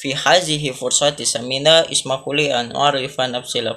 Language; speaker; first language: Arabic; non-native, learner; Indonesian